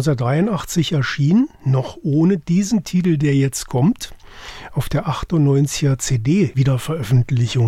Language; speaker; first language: German; native; German